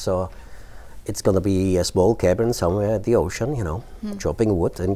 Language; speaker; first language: English; non-native, fluent; German